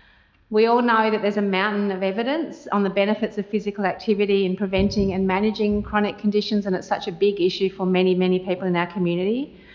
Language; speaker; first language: English; native; English